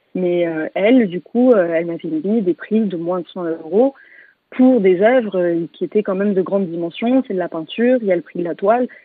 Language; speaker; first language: French; native; French